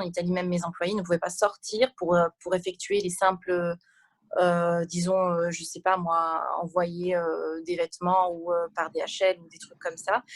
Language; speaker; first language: French; non-native, local second language; Arabic